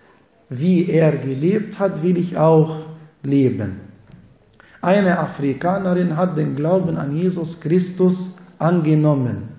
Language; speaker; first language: German; non-native, fluent; Arabic